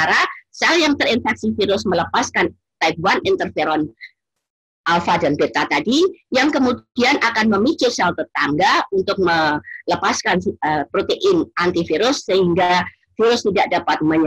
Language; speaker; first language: Indonesian; native; Indonesian